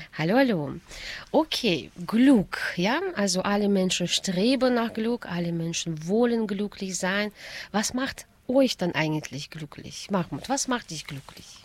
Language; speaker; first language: German; native; German